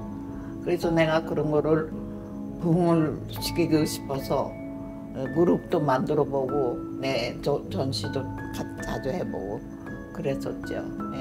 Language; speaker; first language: Korean; early bilingual, heritage; Korean